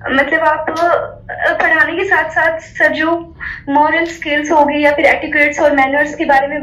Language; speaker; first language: Hindi; native; Hindi